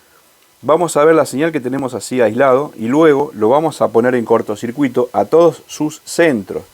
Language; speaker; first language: Spanish; native; Spanish